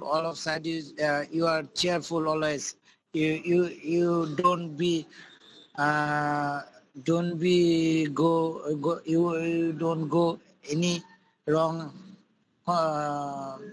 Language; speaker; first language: English; non-native, local second language; Bangla